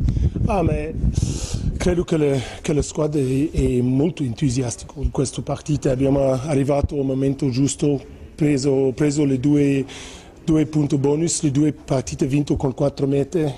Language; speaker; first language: Italian; non-native, fluent; English